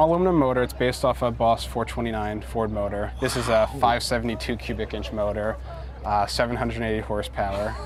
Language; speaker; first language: English; native; English